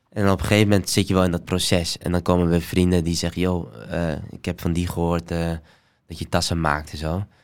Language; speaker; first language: Dutch; early bilingual, other home language; Somali